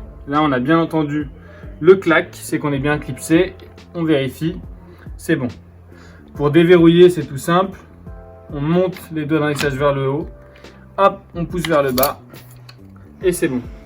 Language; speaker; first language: French; native; French